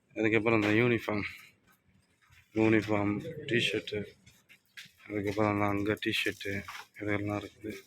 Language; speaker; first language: Tamil; native; Tamil